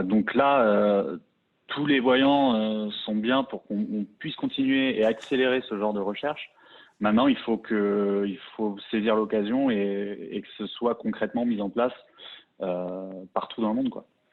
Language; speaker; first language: French; native; French